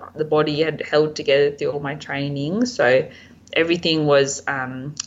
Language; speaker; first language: English; native; English